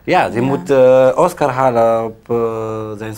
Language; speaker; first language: Dutch; non-native, learner; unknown